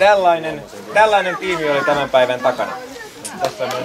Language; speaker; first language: Finnish; native; Finnish